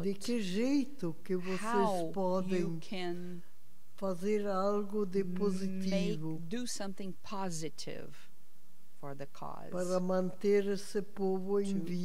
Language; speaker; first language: Portuguese; non-native, fluent; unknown